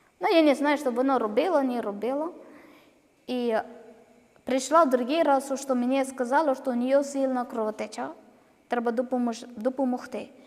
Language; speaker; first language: Ukrainian; non-native, learner; Malayalam